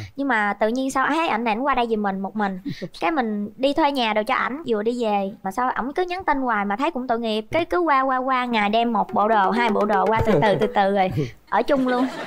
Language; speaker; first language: Vietnamese; native; Vietnamese